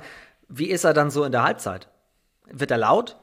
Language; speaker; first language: German; native; German